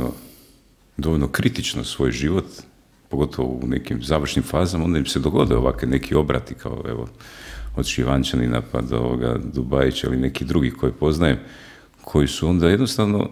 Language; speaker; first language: Croatian; native; Croatian